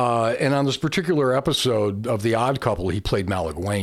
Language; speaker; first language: English; native; English